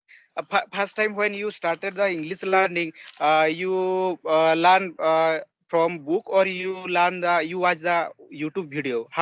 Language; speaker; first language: English; non-native, learner; Odia